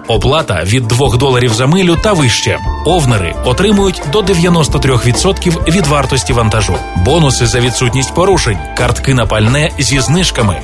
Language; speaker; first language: Ukrainian; native; Ukrainian